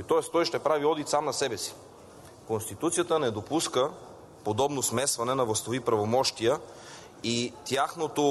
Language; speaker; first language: Bulgarian; native; Bulgarian